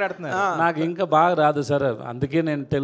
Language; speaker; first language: Telugu; non-native, learner; Tamil